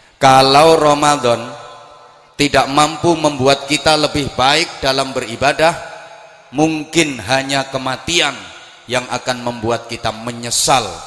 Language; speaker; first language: Indonesian; non-native, local second language; Javanese